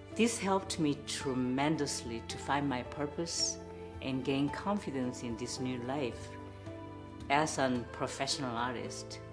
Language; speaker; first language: English; non-native, fluent; Korean